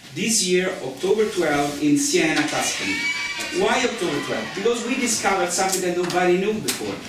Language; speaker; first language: English; non-native, fluent; Italian